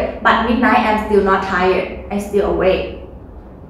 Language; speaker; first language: English; non-native, learner; Thai